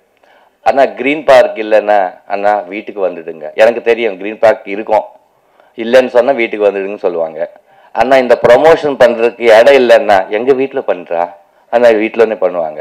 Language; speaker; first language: Tamil; non-native, local second language; Telugu